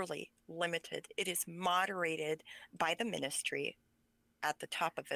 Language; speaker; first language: English; early bilingual, other home language; Pennsylvania German